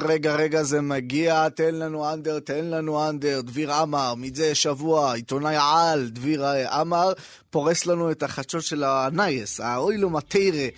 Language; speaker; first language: Hebrew; native; Hebrew